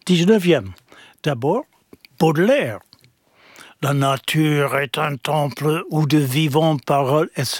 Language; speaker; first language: French; non-native, fluent; English